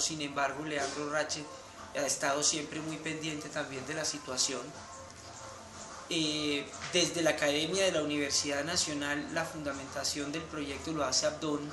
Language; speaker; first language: Spanish; native; Spanish